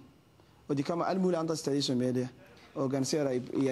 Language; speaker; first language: Danish; non-native, fluent; Somali